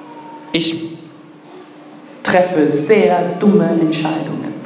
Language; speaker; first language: German; non-native, fluent; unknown